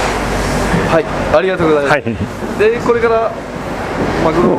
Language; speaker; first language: Japanese; non-native, learner; French